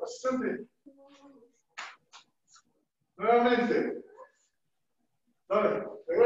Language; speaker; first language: Spanish; native; Spanish